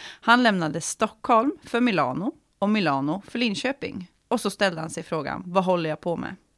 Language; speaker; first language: Swedish; native; Swedish